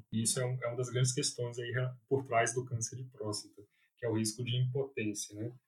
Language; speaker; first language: Portuguese; native; Portuguese